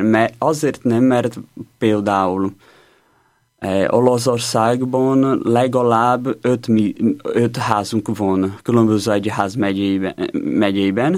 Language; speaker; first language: Hungarian; non-native, learner; Portuguese